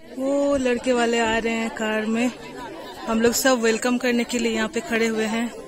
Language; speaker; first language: Hindi; non-native, local second language; Santali